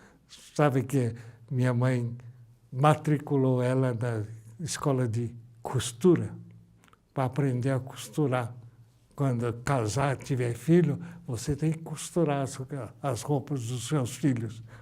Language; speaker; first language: Portuguese; early bilingual, other home language; Japanese